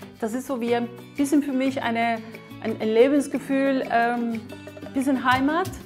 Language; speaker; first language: German; non-native, fluent; Spanish